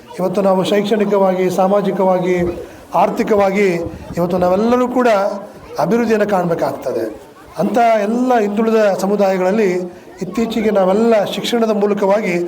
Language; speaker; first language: Kannada; non-native, local second language; Lambadi